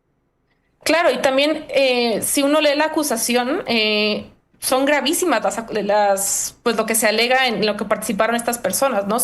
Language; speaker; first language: Spanish; native; Spanish